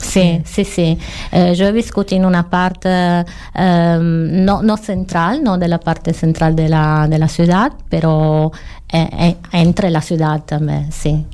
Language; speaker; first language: Catalan; non-native, learner; Italian